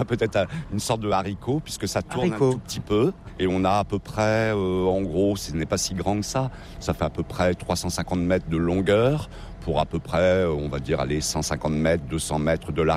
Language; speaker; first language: French; native; French